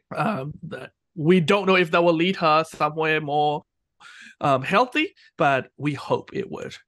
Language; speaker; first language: English; non-native, fluent; Burmese